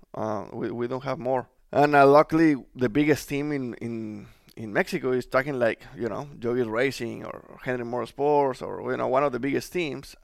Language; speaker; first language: English; non-native, fluent; Spanish